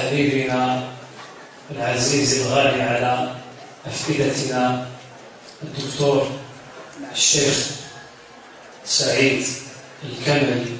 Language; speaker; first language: Arabic; native; Arabic